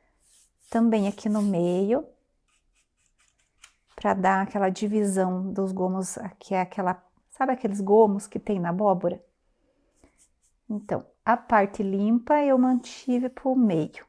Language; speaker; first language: Portuguese; native; Portuguese